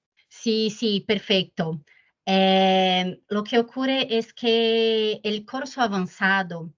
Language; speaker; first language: Spanish; non-native, fluent; Portuguese